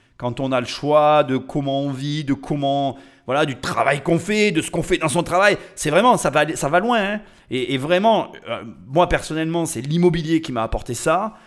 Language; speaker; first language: French; native; French